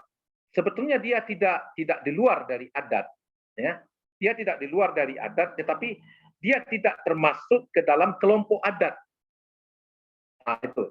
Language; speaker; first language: Indonesian; native; Indonesian